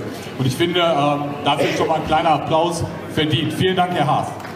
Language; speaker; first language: German; native; German